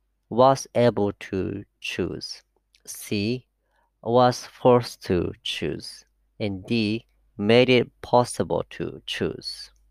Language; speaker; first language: English; non-native, fluent; Japanese